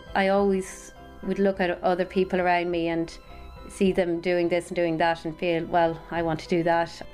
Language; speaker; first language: English; native; English